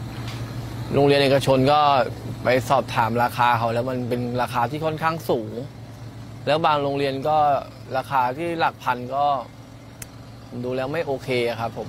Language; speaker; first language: Thai; native; Thai